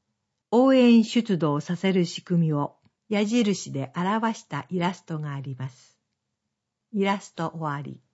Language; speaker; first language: Japanese; native; Japanese